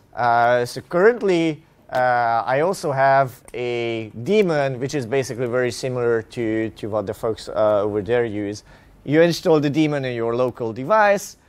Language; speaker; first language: English; non-native, fluent; Hungarian